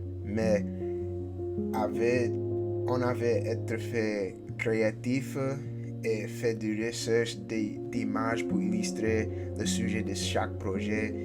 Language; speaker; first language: French; non-native, learner; English